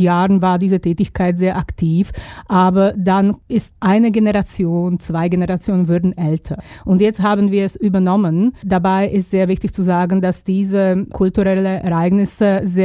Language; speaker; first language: German; non-native, fluent; Slovak